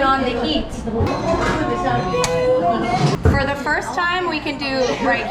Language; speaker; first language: English; non-native, fluent; Japanese